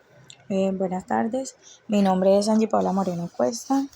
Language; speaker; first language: Spanish; native; Spanish